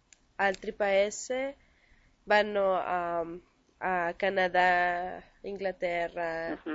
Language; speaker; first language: Italian; non-native, learner; Spanish